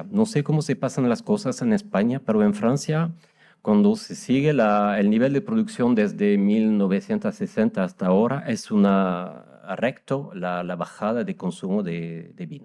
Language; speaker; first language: Spanish; non-native, fluent; French